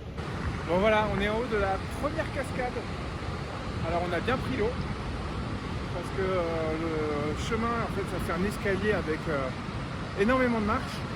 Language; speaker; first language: French; native; French